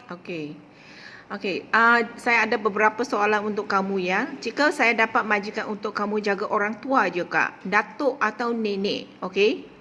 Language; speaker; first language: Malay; non-native, local second language; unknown